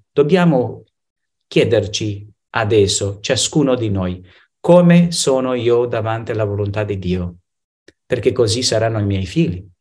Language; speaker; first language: Italian; non-native, fluent; Spanish